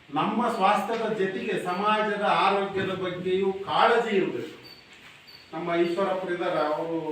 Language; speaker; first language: Kannada; native; Kannada